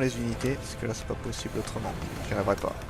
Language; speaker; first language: French; native; French